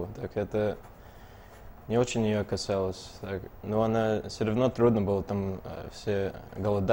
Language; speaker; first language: Russian; early bilingual, heritage; Russian